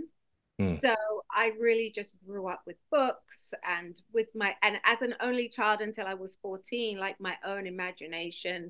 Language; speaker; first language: English; native; English